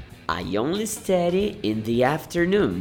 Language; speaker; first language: English; non-native, fluent; Portuguese